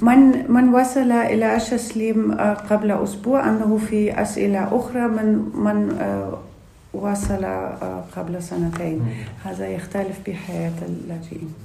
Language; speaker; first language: Arabic; non-native, learner; Russian